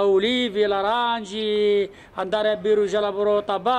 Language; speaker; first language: Italian; non-native, learner; Arabic